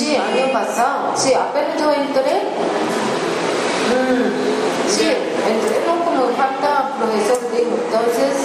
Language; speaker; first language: Spanish; non-native, learner; Japanese